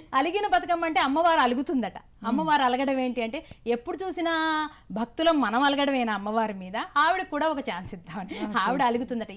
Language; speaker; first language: Telugu; native; Telugu